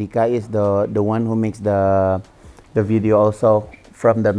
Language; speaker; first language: English; non-native, learner; Indonesian